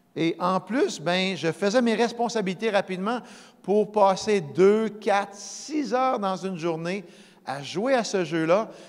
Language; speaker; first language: French; native; French